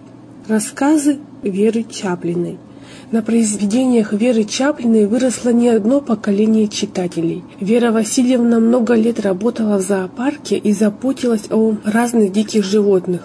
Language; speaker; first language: Russian; native; Russian